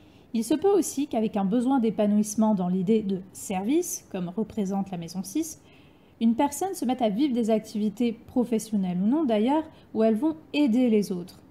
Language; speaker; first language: French; native; French